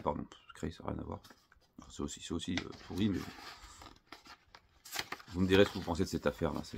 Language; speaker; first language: French; native; French